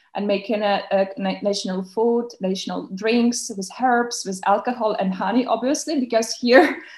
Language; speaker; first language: English; non-native, fluent; Belarusian